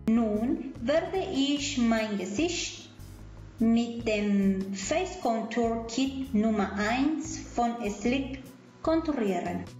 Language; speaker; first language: German; non-native, fluent; Spanish